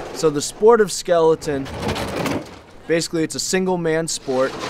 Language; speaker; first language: English; native; English